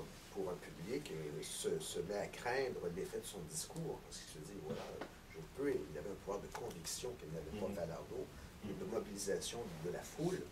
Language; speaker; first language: French; native; French